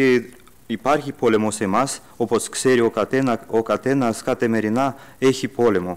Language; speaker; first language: Greek; early bilingual, heritage; Greek